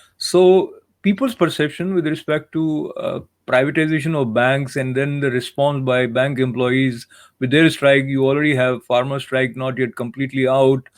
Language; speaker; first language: English; non-native, local second language; Hindi